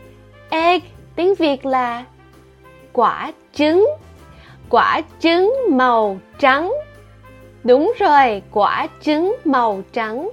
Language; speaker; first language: Vietnamese; early bilingual, heritage; Vietnamese